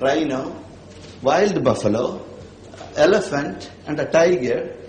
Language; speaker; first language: English; non-native, local second language; Tamil